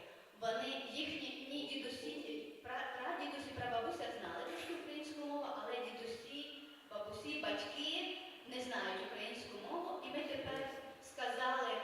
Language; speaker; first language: Ukrainian; early bilingual, heritage; Ukrainian